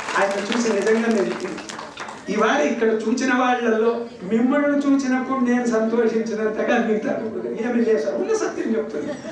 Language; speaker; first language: Telugu; non-native, local second language; Kannada